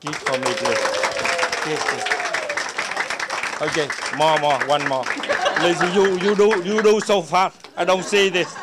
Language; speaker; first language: English; non-native, learner; Vietnamese